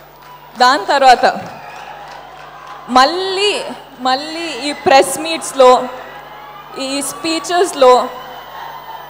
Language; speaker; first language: Telugu; non-native, local second language; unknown